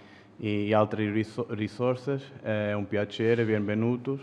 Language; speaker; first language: Italian; non-native, fluent; Portuguese